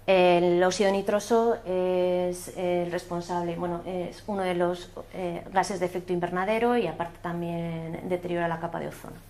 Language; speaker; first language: Spanish; native; Spanish